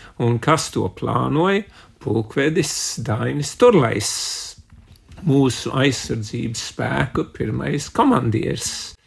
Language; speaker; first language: Latvian; early bilingual, heritage; Latvian